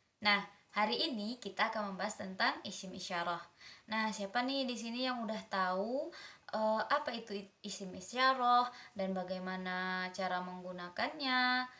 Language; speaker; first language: Indonesian; native; Indonesian